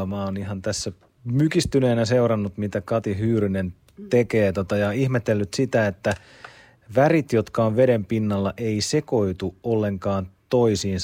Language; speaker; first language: Finnish; native; Finnish